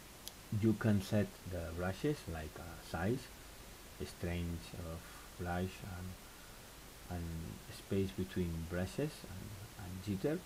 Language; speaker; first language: English; non-native, fluent; Spanish